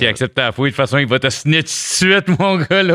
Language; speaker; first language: French; native; French